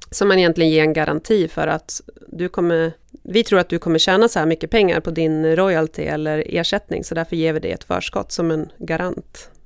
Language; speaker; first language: Swedish; native; Swedish